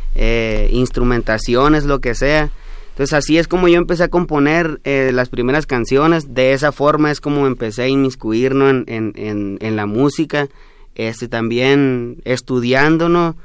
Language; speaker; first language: Spanish; non-native, local second language; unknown